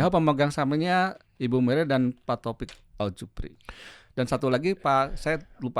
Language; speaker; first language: Indonesian; native; Indonesian